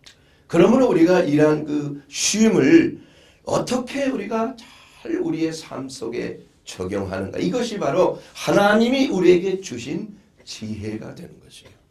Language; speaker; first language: Korean; native; Korean